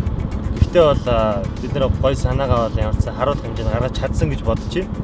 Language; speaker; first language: Mongolian; native; Mongolian